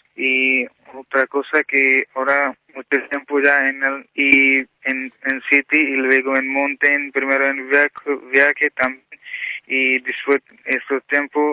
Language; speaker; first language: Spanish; non-native, learner; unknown